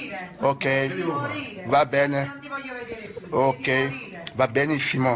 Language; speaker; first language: Italian; non-native, learner; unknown